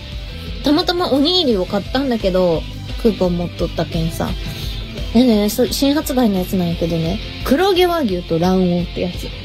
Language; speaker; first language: Japanese; native; Japanese